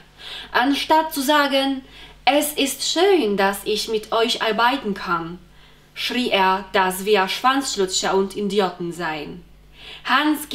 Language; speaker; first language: German; non-native, fluent; Polish